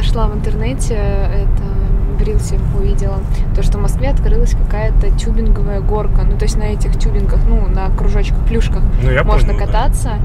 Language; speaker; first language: Russian; native; Russian